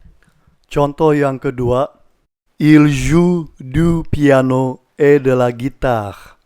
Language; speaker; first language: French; non-native, fluent; Indonesian